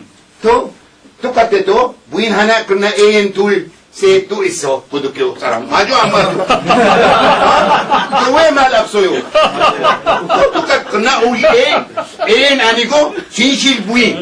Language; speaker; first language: Korean; non-native, learner; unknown